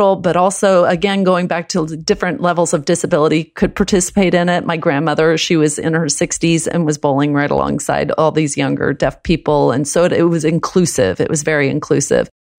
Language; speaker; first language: English; early bilingual, other home language; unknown